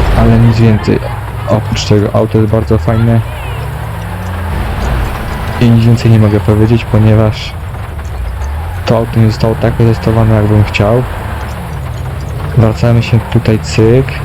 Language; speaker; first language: Polish; native; Polish